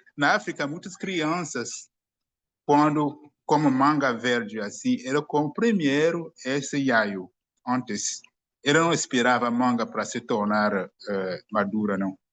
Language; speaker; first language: Portuguese; non-native, fluent; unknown